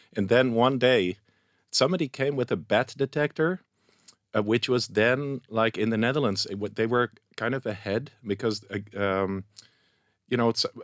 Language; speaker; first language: English; non-native, fluent; Dutch